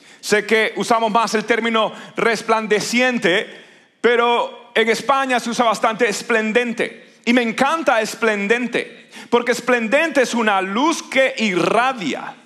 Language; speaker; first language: Spanish; native; Spanish